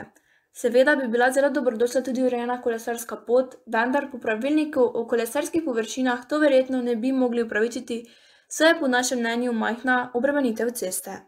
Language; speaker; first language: Slovenian; native; Slovenian